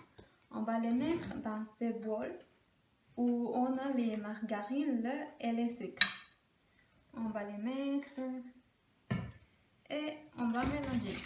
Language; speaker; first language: French; non-native, learner; Spanish